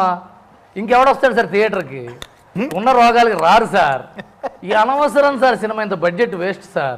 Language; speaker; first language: Telugu; native; Telugu